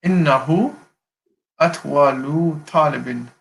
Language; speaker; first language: Arabic; non-native, learner; English